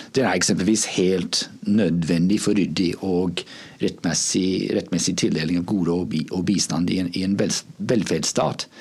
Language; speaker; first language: Norwegian; non-native, fluent; English